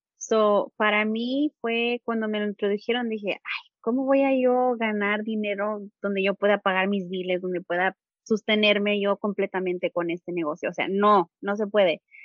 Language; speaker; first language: Spanish; early bilingual, heritage; Spanish